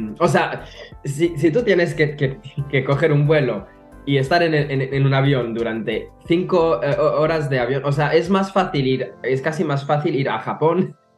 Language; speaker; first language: Spanish; non-native, fluent; French